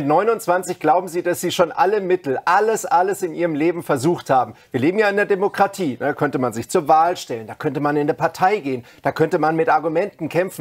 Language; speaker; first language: German; native; German